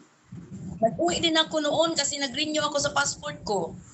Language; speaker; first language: Filipino; non-native, local second language; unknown